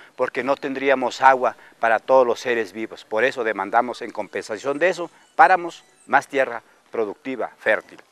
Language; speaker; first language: Spanish; non-native, local second language; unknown